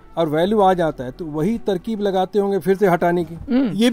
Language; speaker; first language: Hindi; native; Hindi